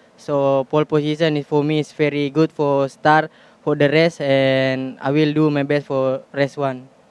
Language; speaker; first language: English; non-native, learner; Indonesian